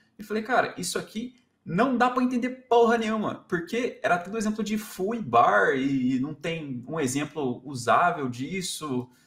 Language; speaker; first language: Portuguese; native; Portuguese